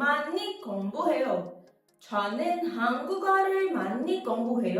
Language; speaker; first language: Korean; non-native, fluent; Portuguese